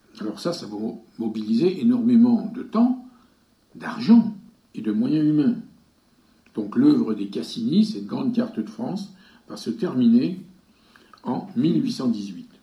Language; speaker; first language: French; native; French